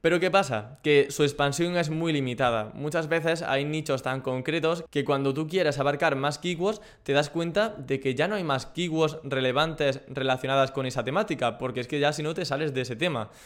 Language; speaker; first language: Spanish; native; Spanish